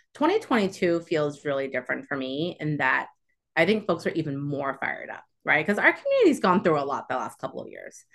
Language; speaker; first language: English; early bilingual, other home language; Chinese